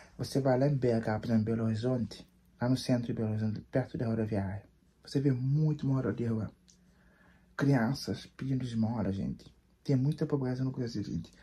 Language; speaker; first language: Portuguese; non-native, local second language; Kabuverdianu